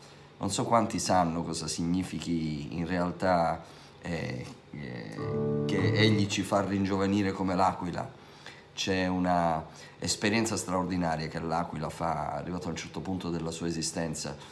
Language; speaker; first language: Italian; native; Italian